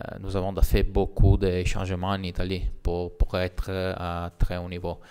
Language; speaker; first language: French; non-native, learner; Italian